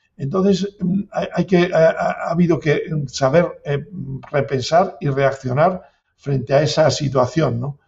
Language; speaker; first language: Spanish; native; Spanish